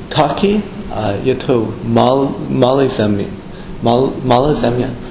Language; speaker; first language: Czech; non-native, learner; English